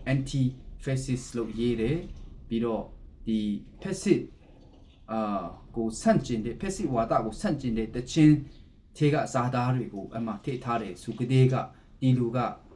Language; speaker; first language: Burmese; non-native, local second language; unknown